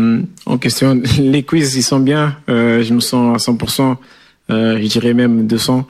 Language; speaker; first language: French; non-native, fluent; Portuguese